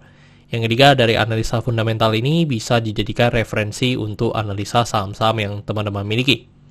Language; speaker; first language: Indonesian; native; Indonesian